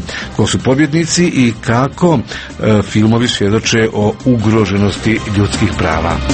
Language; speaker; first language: Croatian; native; Croatian